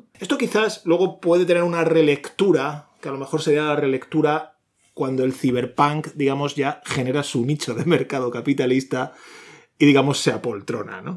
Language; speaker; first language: Spanish; native; Spanish